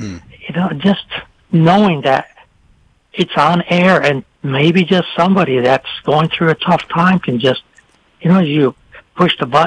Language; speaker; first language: English; non-native, local second language; French